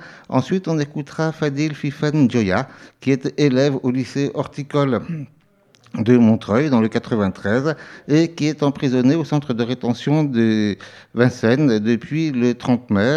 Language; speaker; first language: French; native; French